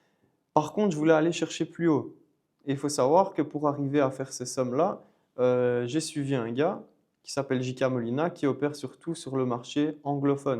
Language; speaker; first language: French; native; French